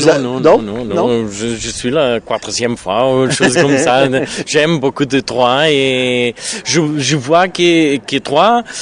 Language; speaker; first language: French; non-native, learner; Portuguese